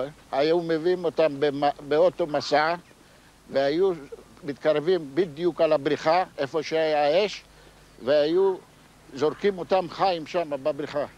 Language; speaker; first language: Hebrew; non-native, fluent; Ladino